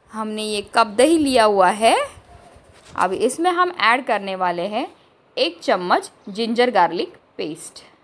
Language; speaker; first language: Hindi; non-native, local second language; Marathi